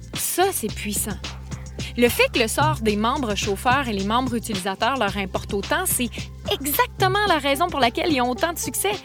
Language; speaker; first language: French; native; French